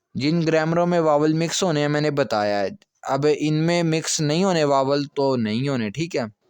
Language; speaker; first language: Urdu; non-native, local second language; Punjabi